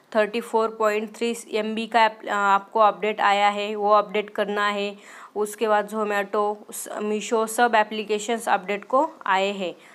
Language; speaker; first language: Hindi; non-native, local second language; Marathi